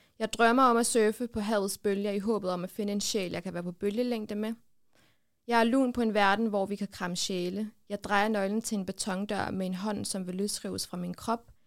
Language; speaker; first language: Danish; early bilingual, other home language; Kurdish